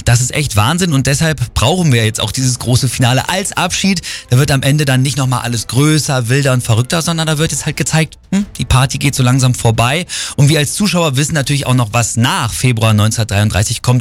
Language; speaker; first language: German; native; German